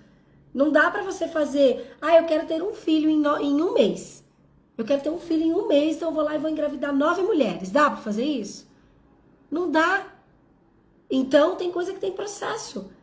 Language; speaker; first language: Portuguese; native; Portuguese